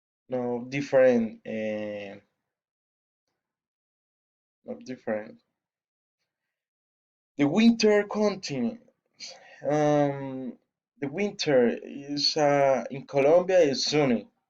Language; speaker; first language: English; non-native, learner; Spanish